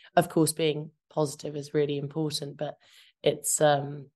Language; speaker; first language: English; early bilingual, other home language; Albanian